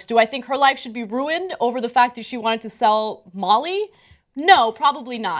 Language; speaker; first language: English; native; English